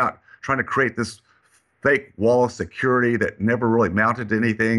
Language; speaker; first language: English; native; English